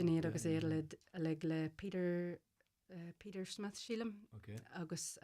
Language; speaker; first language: Irish; non-native, local second language; English